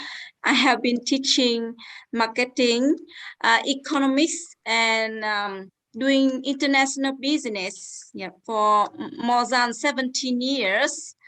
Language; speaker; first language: English; non-native, fluent; Vietnamese